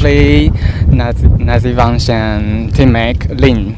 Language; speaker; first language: Polish; non-native, learner; Chinese